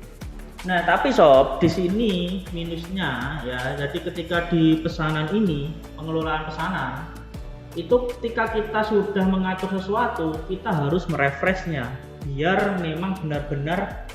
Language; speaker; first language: Indonesian; native; Indonesian